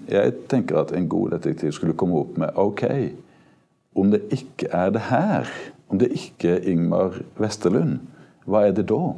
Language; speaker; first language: Norwegian; native; Norwegian